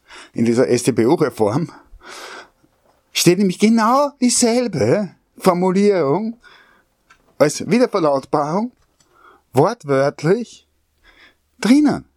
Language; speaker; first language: German; native; German